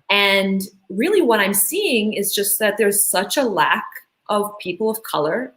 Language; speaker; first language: English; early bilingual, other home language; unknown